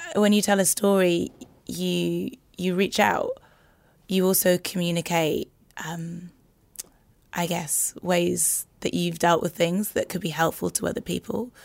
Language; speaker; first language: English; native; English